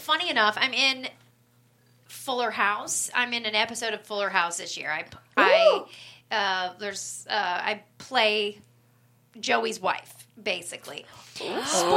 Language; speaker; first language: English; native; English